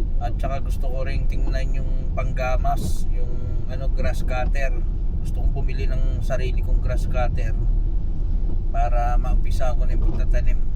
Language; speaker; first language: Filipino; native; Filipino